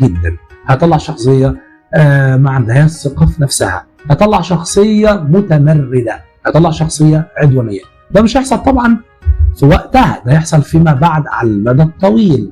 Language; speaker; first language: Arabic; native; Arabic